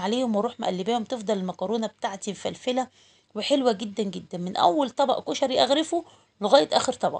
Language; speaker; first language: Arabic; native; Arabic